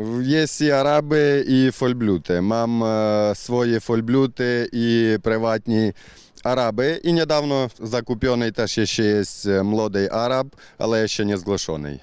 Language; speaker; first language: Polish; non-native, learner; Ukrainian